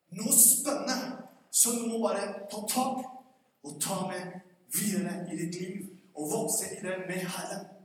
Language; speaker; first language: Norwegian; non-native, fluent; Spanish